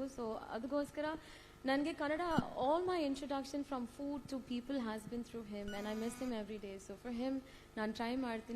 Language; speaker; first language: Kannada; non-native, learner; Tamil